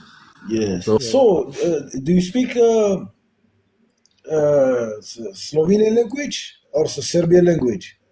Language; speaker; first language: English; non-native, local second language; Arabic